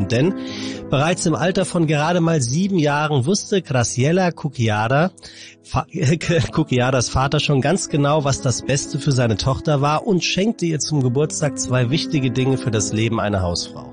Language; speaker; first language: German; native; German